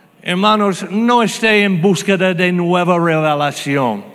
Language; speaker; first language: Spanish; non-native, fluent; English